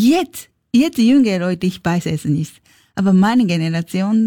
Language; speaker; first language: German; non-native, learner; Japanese